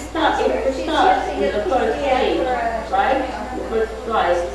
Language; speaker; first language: English; non-native, fluent; Portuguese